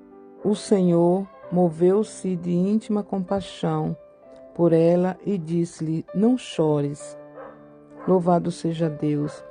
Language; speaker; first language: Portuguese; native; Portuguese